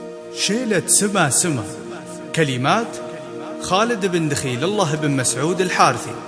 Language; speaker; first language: Arabic; native; Arabic